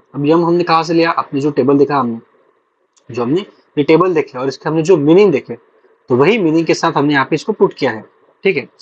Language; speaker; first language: Hindi; non-native, local second language; Marathi